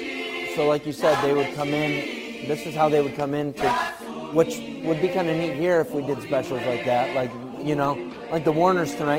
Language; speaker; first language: English; native; English